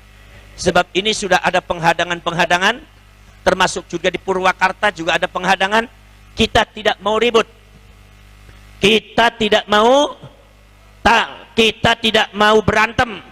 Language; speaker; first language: Indonesian; non-native, local second language; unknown